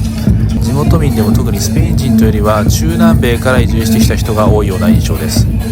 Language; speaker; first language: Japanese; native; Japanese